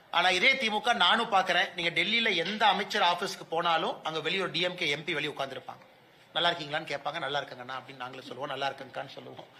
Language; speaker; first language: Tamil; native; Tamil